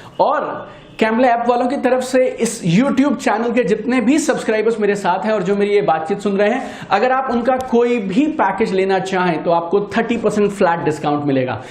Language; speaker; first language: Hindi; native; Hindi